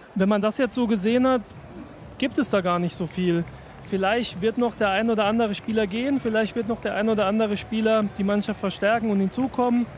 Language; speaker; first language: German; native; German